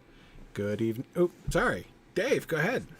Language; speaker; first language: English; native; English